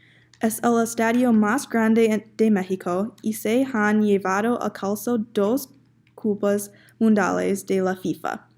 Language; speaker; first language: Spanish; non-native, learner; English